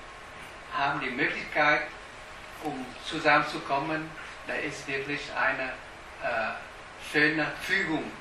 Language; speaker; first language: German; non-native, fluent; Vietnamese